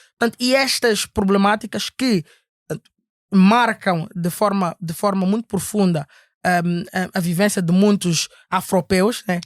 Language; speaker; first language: Portuguese; native; Portuguese